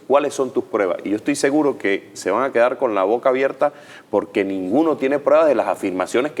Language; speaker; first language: Spanish; native; Spanish